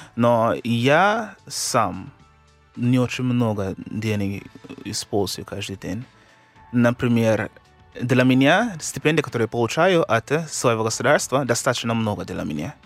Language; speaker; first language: Russian; non-native, fluent; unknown